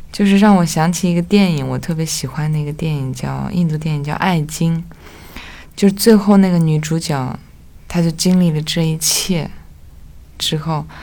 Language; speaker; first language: Chinese; non-native, local second language; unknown